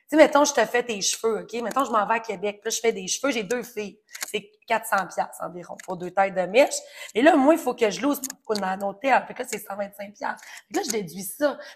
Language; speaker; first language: French; native; French